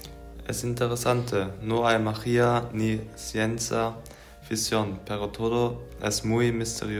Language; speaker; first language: Spanish; non-native, learner; German